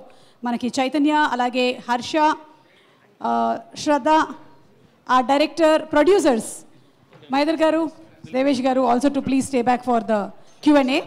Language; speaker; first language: Telugu; native; Telugu